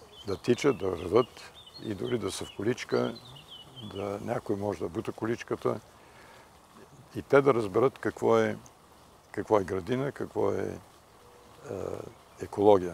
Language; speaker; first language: Bulgarian; early bilingual, heritage; Bulgarian